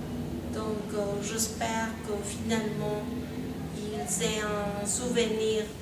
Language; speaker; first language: French; non-native, fluent; Spanish